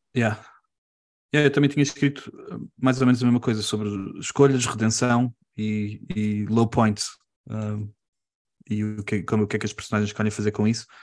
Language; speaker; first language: Portuguese; early bilingual, heritage; Portuguese